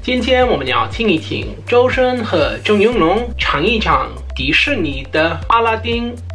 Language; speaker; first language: Chinese; non-native, learner; English